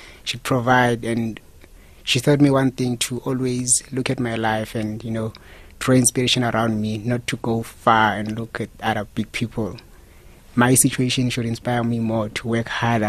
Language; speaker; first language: English; non-native, local second language; Xhosa